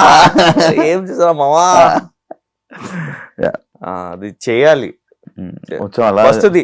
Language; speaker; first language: Telugu; non-native, learner; Hindi